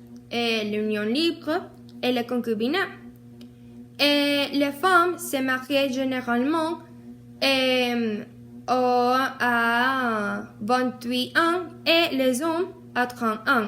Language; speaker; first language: French; non-native, learner; Spanish